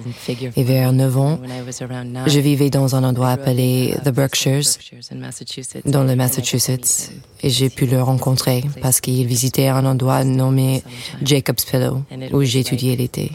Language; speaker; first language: French; non-native, fluent; English